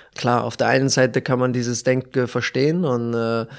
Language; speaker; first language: German; native; German